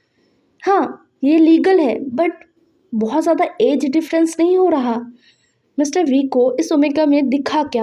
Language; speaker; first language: Hindi; non-native, local second language; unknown